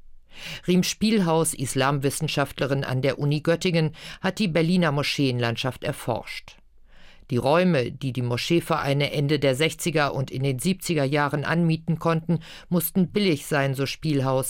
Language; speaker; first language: German; native; German